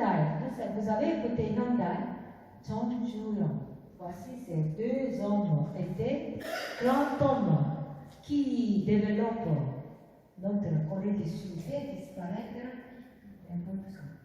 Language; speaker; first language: French; non-native, learner; Korean